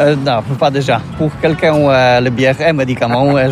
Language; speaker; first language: French; non-native, learner; Polish